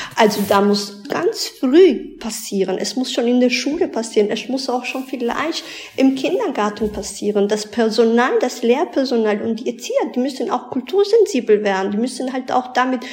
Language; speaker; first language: German; early bilingual, other home language; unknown